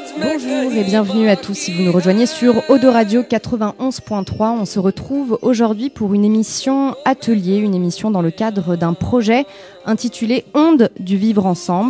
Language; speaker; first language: French; native; French